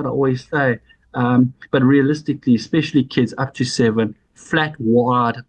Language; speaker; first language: English; native; English